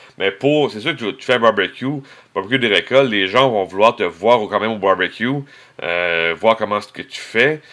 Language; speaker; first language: French; native; French